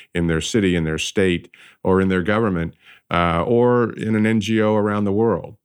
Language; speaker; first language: English; native; English